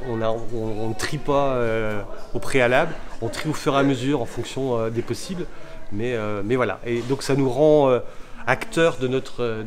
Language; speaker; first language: French; native; French